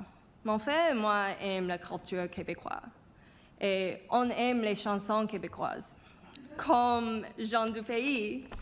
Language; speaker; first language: French; non-native, fluent; Chinese